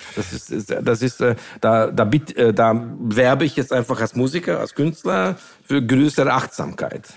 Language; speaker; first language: German; non-native, fluent; Hungarian